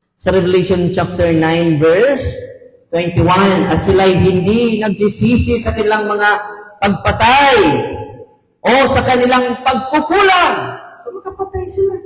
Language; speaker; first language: Filipino; non-native, local second language; Cebuano